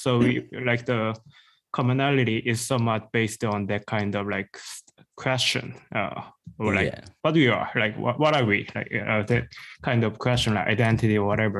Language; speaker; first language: English; non-native, fluent; Korean